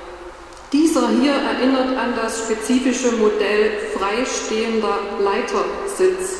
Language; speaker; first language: German; native; German